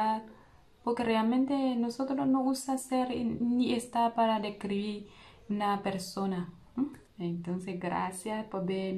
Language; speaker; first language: Spanish; non-native, learner; Vietnamese